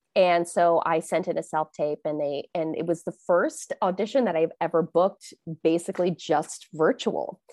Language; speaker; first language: English; early bilingual, other home language; Thai